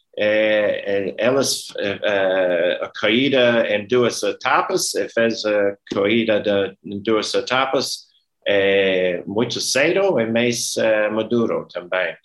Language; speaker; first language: Portuguese; non-native, learner; English